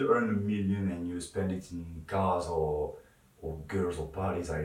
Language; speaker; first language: English; non-native, fluent; French